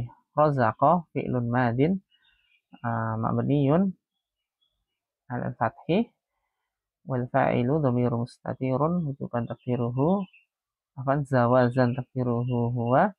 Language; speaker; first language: Arabic; non-native, fluent; Indonesian